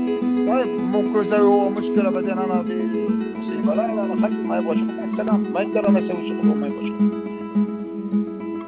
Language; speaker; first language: Arabic; non-native, learner; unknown